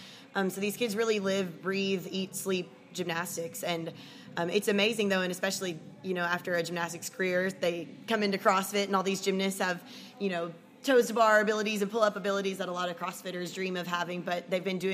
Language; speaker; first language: English; native; English